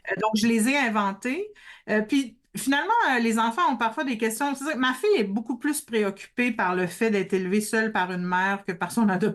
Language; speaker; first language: French; native; French